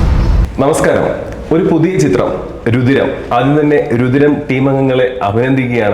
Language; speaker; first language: Malayalam; native; Malayalam